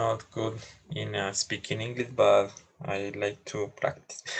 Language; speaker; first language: English; non-native, learner; Spanish